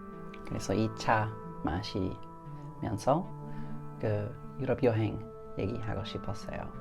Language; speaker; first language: Korean; non-native, learner; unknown